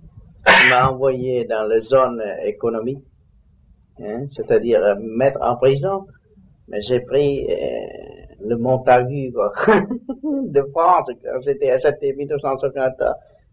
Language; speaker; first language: French; non-native, learner; Vietnamese